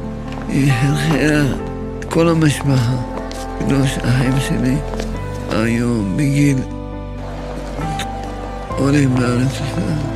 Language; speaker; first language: Hebrew; early bilingual, other home language; Arabic